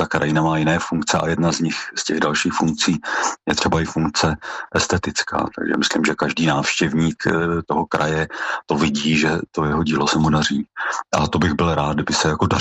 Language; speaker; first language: Czech; native; Czech